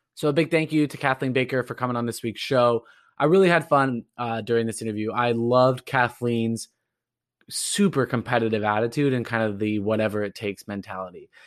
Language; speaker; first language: English; native; English